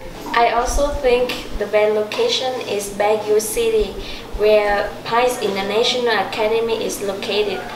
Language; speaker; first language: English; non-native, learner; Vietnamese